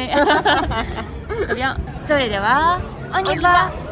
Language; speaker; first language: French; non-native, fluent; Japanese